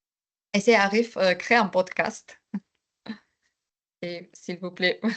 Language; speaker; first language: French; non-native, learner; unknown